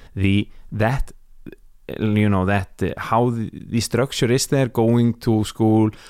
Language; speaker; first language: English; non-native, fluent; Icelandic